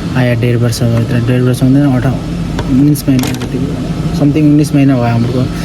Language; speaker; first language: Nepali; native; Nepali